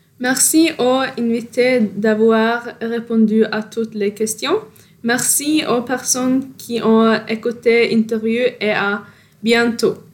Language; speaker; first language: French; non-native, learner; Norwegian